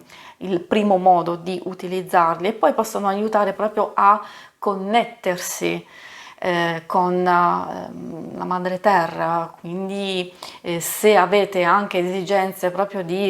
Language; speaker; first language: Italian; native; Italian